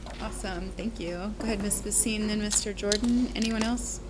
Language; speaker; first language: English; native; English